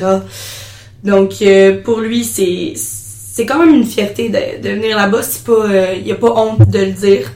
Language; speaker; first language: French; native; French